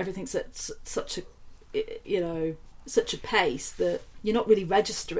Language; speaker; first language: English; native; English